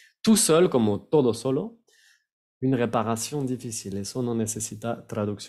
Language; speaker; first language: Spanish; non-native, fluent; French